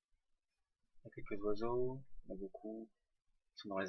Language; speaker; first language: French; native; French